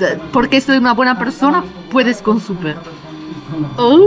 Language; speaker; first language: Spanish; non-native, fluent; German